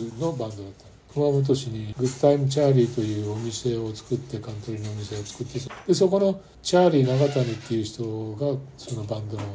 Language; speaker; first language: Japanese; native; Japanese